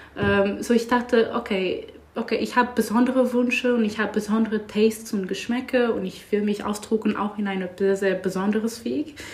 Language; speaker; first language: German; non-native, learner; English